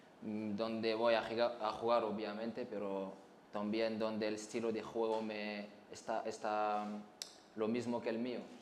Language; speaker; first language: Spanish; non-native, learner; French